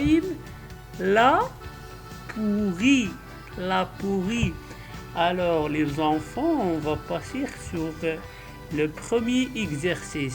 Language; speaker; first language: French; non-native, local second language; Arabic